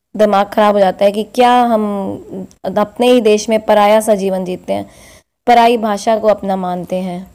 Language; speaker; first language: Hindi; native; Hindi